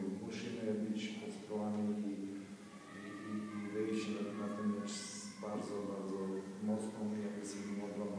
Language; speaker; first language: Polish; non-native, fluent; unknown